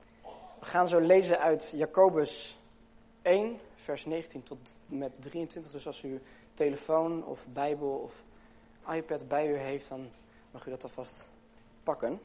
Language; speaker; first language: Dutch; native; Dutch